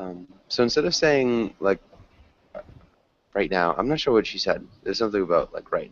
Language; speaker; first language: English; non-native, fluent; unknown